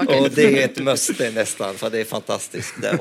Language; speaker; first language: Swedish; non-native, fluent; French